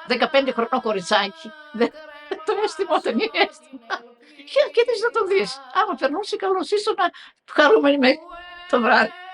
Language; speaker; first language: Greek; native; Greek